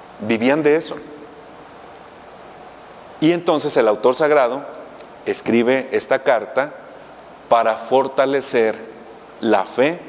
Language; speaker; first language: Spanish; native; Spanish